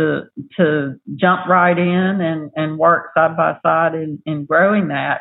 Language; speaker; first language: English; native; English